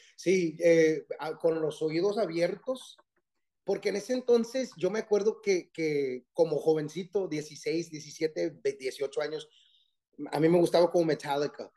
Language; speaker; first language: Spanish; early bilingual, heritage; Spanish